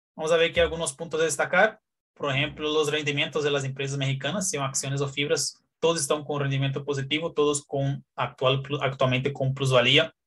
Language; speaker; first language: Spanish; non-native, fluent; Portuguese